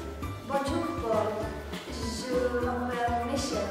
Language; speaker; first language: French; non-native, learner; Czech